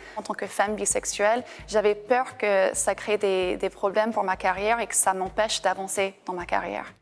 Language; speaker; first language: French; non-native, fluent; English